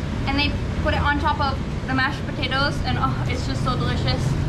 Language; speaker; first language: English; native; English